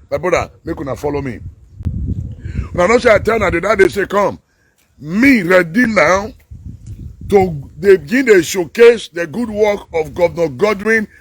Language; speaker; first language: Nigerian Pidgin; non-native, local second language; Bini